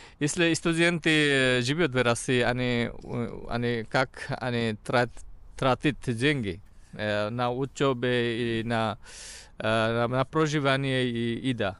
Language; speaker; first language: Russian; non-native, learner; Bangla